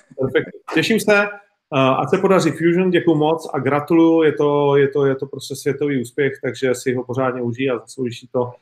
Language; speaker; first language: Czech; native; Czech